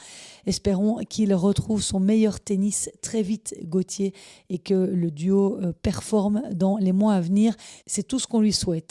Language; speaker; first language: French; native; French